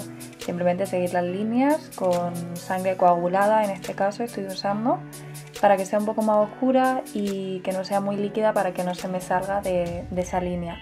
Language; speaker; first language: Spanish; native; Spanish